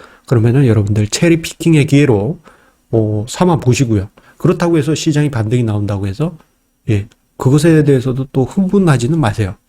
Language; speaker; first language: Korean; native; Korean